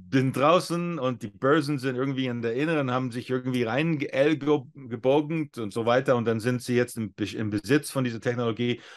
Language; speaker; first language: German; non-native, fluent; English